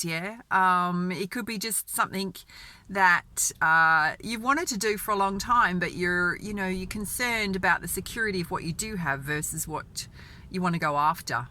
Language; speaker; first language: English; native; English